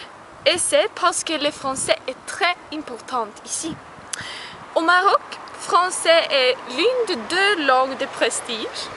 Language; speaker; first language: French; non-native, learner; Swedish